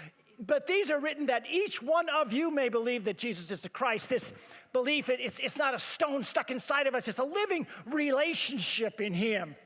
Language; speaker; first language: English; native; English